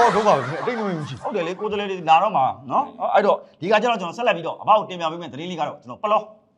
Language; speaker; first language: Burmese; native; Burmese